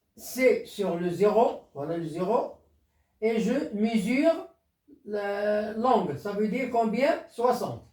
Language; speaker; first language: French; non-native, local second language; Arabic